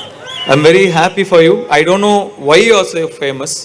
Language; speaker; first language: Telugu; non-native, learner; Tamil